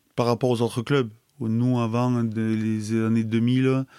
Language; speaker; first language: French; native; French